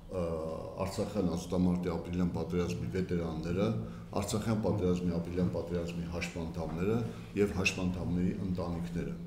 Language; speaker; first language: Armenian; native; Armenian